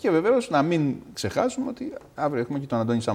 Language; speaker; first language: Greek; native; Greek